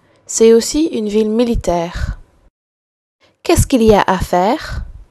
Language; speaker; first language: French; non-native, fluent; English